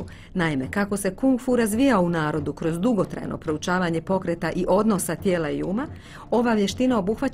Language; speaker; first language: Bosnian; native; Bosnian